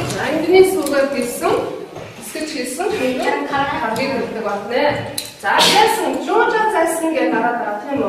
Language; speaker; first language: Mongolian; native; Mongolian